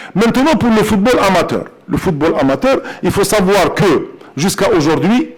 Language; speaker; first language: French; non-native, local second language; Arabic